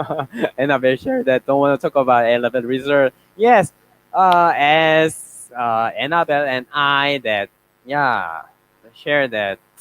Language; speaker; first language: English; non-native, learner; Korean